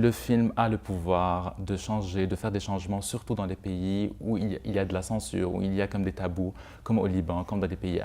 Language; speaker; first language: French; non-native, local second language; Arabic